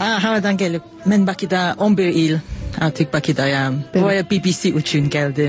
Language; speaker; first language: Azerbaijani; non-native, learner; English